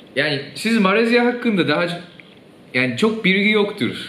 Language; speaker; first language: Turkish; non-native, fluent; Japanese